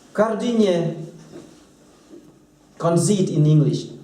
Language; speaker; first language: English; non-native, fluent; Thai